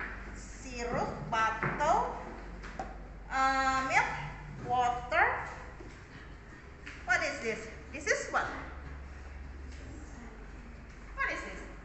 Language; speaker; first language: English; non-native, learner; Indonesian